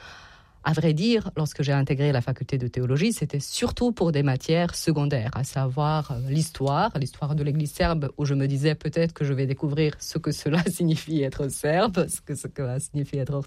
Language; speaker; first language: French; non-native, fluent; Serbian